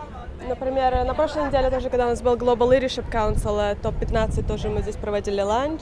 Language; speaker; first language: Russian; native; Russian